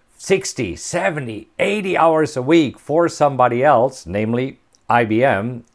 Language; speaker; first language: English; non-native, fluent; German